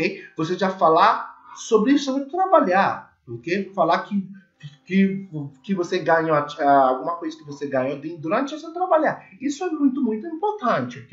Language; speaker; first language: Portuguese; non-native, learner; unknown